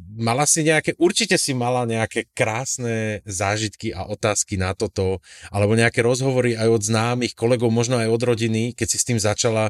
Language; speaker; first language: Slovak; native; Slovak